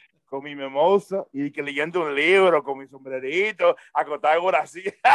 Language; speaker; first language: Spanish; early bilingual, heritage; Spanish